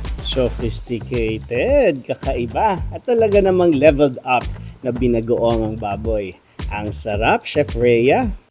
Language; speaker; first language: Filipino; native; Filipino